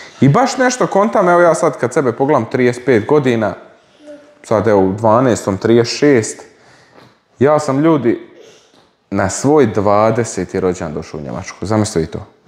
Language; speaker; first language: Croatian; native; Croatian